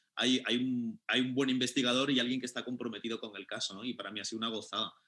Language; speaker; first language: Spanish; native; Spanish